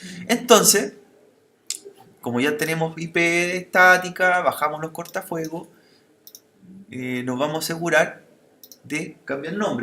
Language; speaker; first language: Spanish; native; Spanish